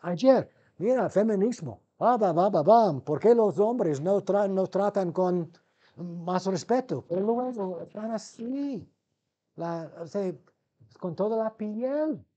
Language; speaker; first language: Spanish; non-native, fluent; English